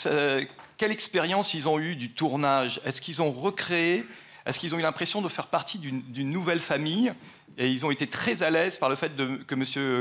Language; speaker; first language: French; native; French